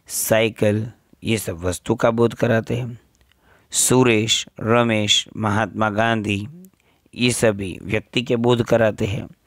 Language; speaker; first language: Hindi; non-native, local second language; Gujarati